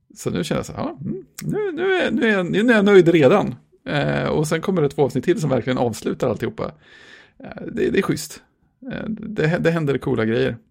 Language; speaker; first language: Swedish; native; Swedish